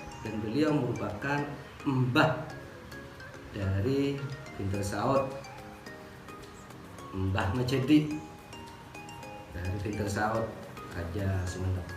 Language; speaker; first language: Indonesian; non-native, local second language; Madurese